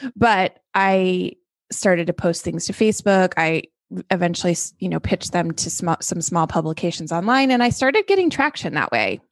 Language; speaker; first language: English; native; English